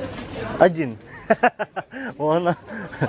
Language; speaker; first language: Russian; non-native, learner; Filipino